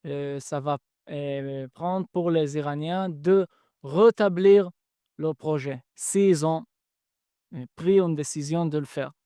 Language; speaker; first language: French; non-native, fluent; Hebrew